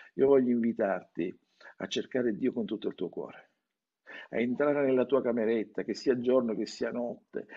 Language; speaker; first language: Italian; native; Italian